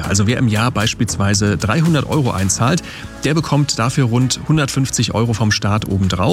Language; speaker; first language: German; native; German